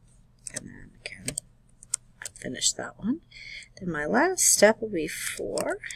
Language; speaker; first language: English; native; English